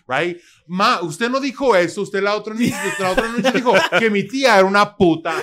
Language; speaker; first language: Spanish; early bilingual, heritage; Spanish